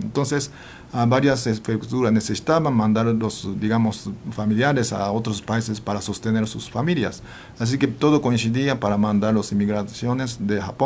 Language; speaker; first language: Spanish; non-native, fluent; Japanese